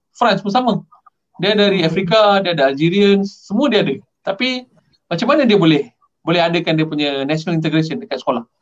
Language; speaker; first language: Malay; non-native, local second language; Tamil